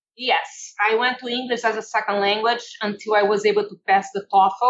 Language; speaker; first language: English; non-native, fluent; Portuguese